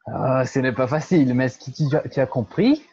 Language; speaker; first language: French; non-native, fluent; Portuguese